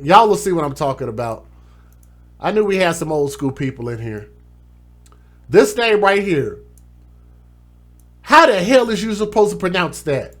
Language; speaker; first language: English; native; English